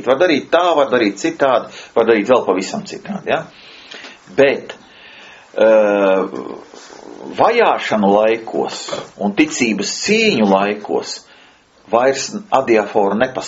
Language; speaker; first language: Latvian; native; Latvian